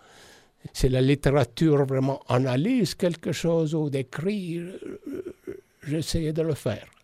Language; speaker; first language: French; non-native, fluent; Estonian